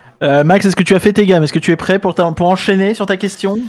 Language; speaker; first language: French; native; French